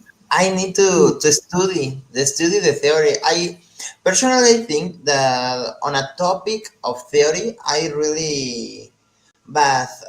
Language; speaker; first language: English; non-native, learner; Spanish